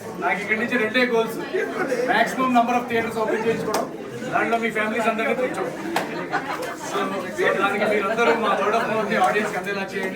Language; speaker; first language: Telugu; native; Telugu